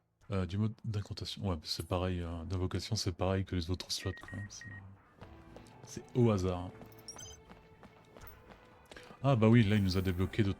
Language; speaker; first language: French; native; French